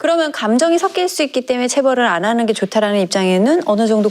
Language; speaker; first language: Korean; native; Korean